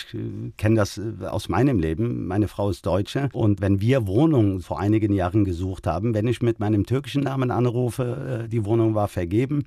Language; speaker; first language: German; early bilingual, other home language; Turkish